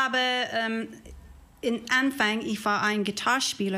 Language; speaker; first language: German; non-native, learner; English